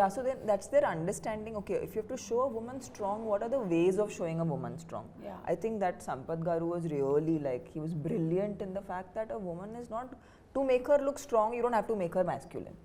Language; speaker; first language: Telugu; non-native, fluent; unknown